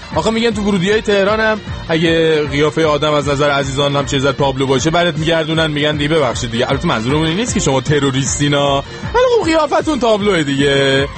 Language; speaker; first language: Persian; native; Persian